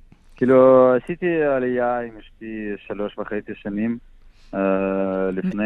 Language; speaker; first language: Hebrew; non-native, learner; Russian